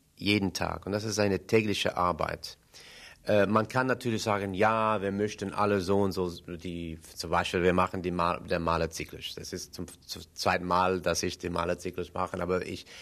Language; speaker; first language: German; non-native, fluent; English